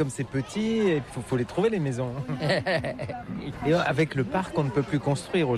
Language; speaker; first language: French; native; French